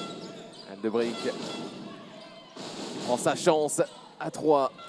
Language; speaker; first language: French; native; French